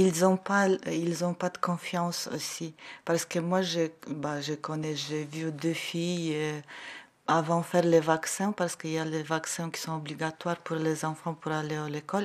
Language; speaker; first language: French; non-native, learner; Ukrainian